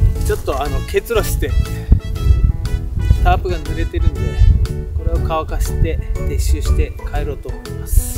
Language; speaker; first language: Japanese; native; Japanese